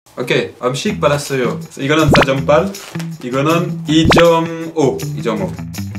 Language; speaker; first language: Korean; non-native, learner; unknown